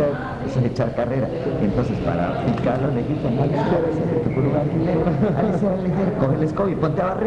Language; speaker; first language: Spanish; native; Spanish